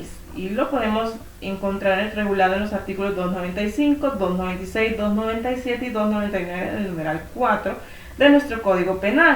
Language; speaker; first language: Spanish; native; Spanish